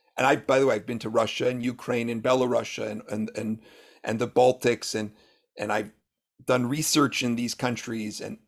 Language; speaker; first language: English; native; English